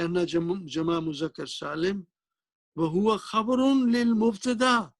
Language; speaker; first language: Arabic; non-native, fluent; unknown